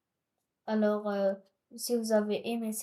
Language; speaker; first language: French; non-native, local second language; Arabic